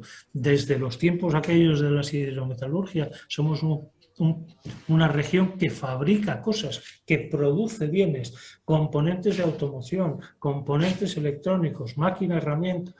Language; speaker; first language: Spanish; native; Spanish